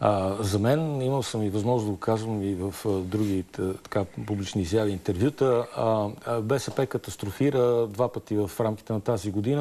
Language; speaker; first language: Bulgarian; native; Bulgarian